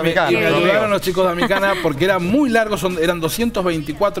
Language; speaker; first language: Spanish; native; Spanish